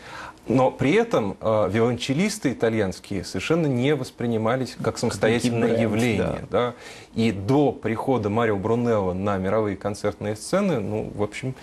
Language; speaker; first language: Russian; native; Russian